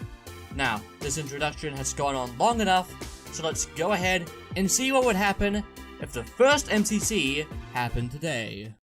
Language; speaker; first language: English; native; English